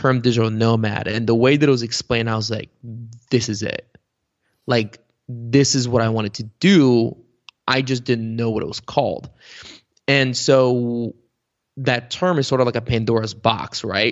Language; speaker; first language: English; early bilingual, other home language; Bulgarian